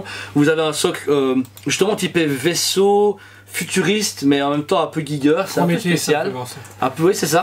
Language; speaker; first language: French; native; French